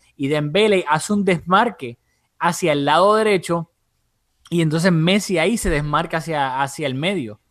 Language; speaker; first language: Spanish; early bilingual, heritage; Spanish